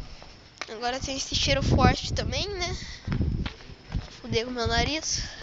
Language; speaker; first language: Portuguese; native; Portuguese